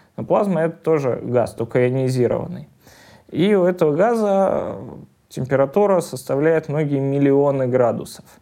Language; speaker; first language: Russian; native; Russian